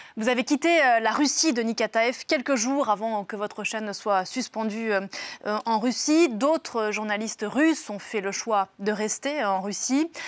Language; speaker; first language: French; native; French